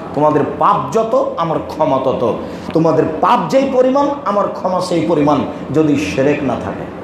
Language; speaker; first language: Bangla; native; Bangla